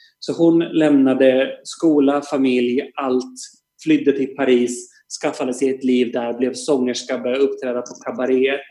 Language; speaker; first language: Swedish; native; Swedish